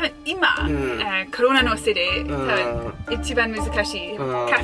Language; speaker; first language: Japanese; non-native, learner; English